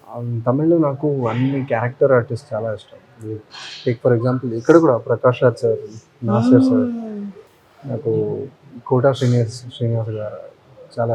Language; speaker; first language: Telugu; non-native, fluent; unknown